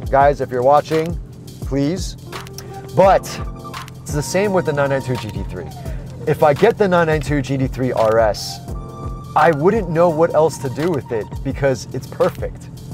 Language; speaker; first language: English; early bilingual, other home language; Chinese